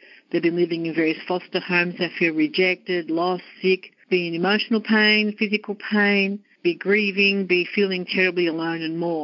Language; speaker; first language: English; native; English